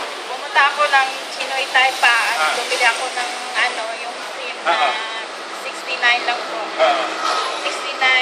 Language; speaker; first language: Filipino; non-native, local second language; Cebuano